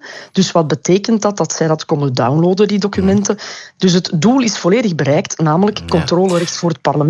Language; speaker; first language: Dutch; native; Dutch